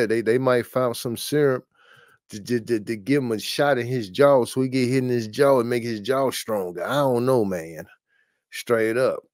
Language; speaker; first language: English; native; English